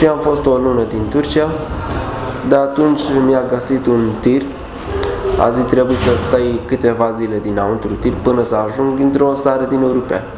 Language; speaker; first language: Romanian; non-native, learner; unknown